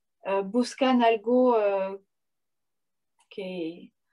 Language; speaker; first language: Spanish; non-native, learner; French